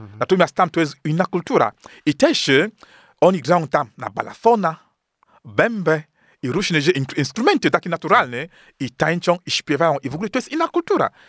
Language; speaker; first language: Polish; non-native, fluent; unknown